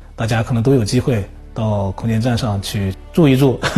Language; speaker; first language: Chinese; native; Chinese